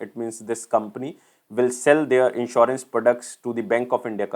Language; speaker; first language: English; non-native, local second language; Hindi